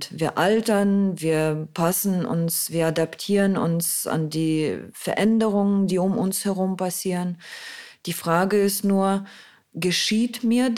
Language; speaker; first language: German; non-native, fluent; Russian